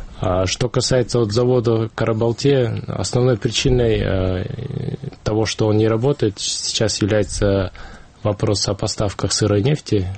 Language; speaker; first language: Russian; non-native, local second language; Kyrgyz